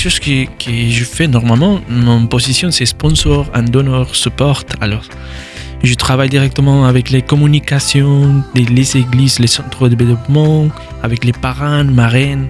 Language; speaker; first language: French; non-native, learner; Spanish